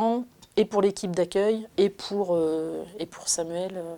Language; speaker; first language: French; native; French